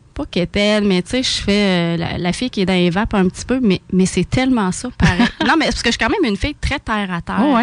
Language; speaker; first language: French; native; French